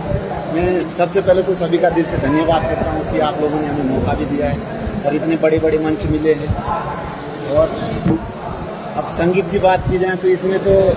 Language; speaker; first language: Hindi; non-native, local second language; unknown